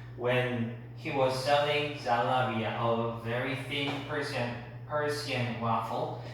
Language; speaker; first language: English; non-native, fluent; Korean